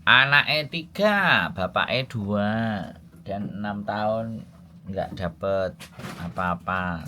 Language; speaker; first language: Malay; non-native, local second language; Javanese